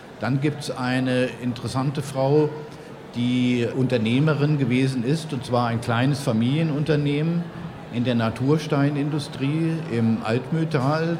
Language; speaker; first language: German; native; German